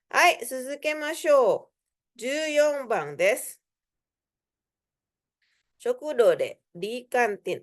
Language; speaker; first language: Japanese; non-native, fluent; Indonesian